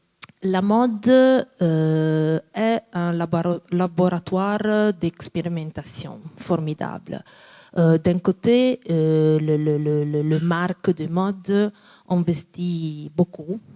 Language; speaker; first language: French; non-native, fluent; Italian